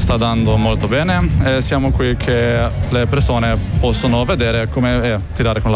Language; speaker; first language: Italian; non-native, local second language; Slovenian